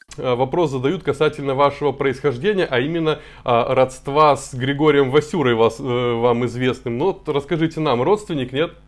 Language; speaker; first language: Russian; native; Russian